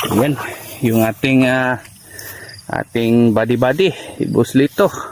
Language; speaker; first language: Filipino; non-native, local second language; Hiligaynon